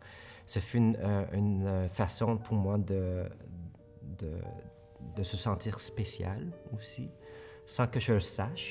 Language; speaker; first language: French; early bilingual, other home language; Korean